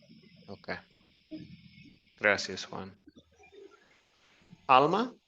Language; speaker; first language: Spanish; non-native, fluent; English